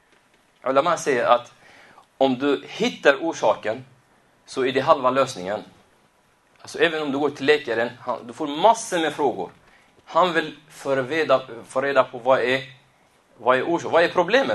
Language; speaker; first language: Swedish; non-native, fluent; Arabic